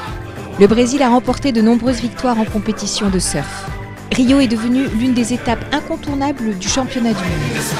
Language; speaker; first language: French; native; French